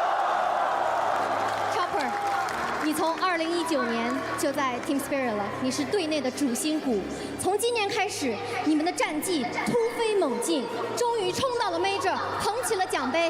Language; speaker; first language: Chinese; native; Chinese